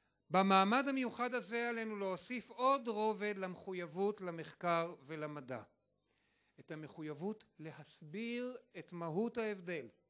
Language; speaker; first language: Hebrew; native; Hebrew